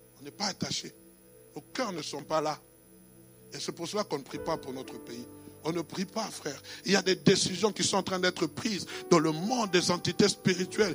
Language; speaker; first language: French; non-native, local second language; Lingala